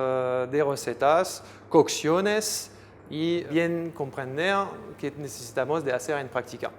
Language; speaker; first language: Spanish; non-native, fluent; French